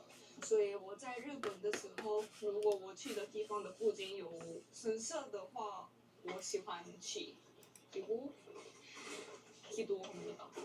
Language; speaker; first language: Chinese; non-native, learner; Korean